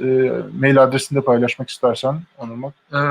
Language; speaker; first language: Turkish; native; Turkish